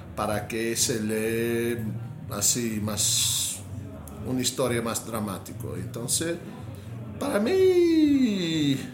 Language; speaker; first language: Spanish; non-native, fluent; English